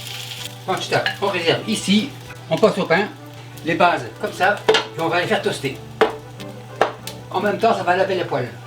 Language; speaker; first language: French; native; French